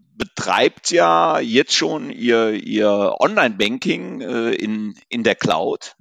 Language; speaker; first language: German; native; German